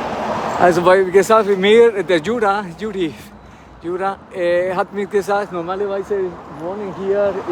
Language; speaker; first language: German; non-native, fluent; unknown